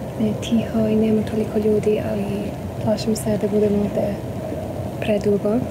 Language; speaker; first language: Serbian; early bilingual, heritage; Serbian